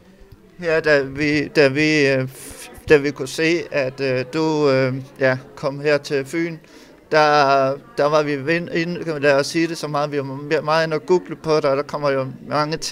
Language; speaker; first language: Danish; native; Danish